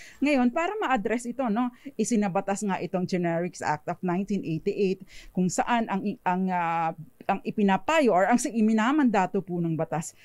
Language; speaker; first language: Filipino; native; Filipino